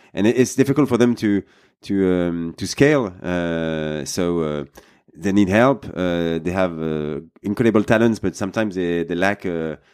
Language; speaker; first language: English; non-native, fluent; French